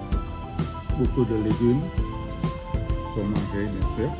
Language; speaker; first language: French; non-native, fluent; Vietnamese